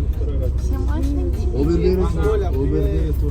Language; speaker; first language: Russian; non-native, fluent; Mongolian